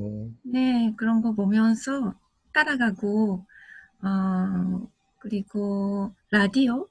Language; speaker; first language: Korean; non-native, fluent; Japanese